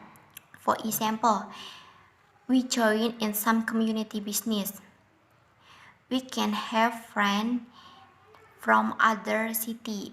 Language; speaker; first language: English; non-native, learner; Indonesian